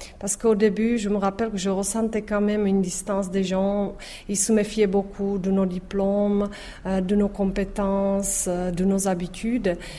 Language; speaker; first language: French; non-native, fluent; Czech